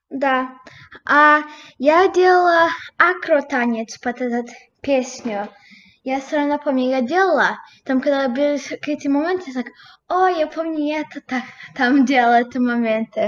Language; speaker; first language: Russian; early bilingual, heritage; Russian